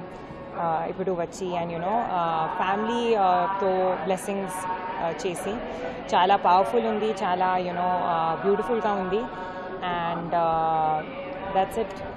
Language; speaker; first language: Telugu; non-native, learner; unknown